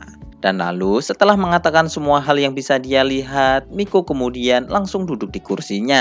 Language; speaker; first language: Indonesian; native; Indonesian